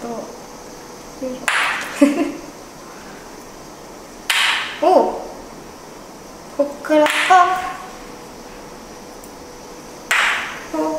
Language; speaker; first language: Japanese; native; Japanese